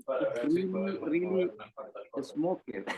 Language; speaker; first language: English; non-native, learner; Spanish